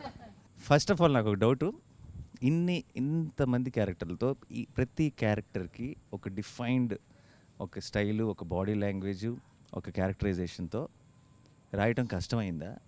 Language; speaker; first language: Telugu; native; Telugu